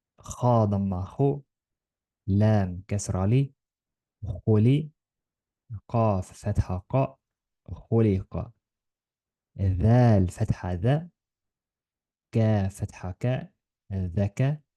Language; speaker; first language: Arabic; non-native, learner; Estonian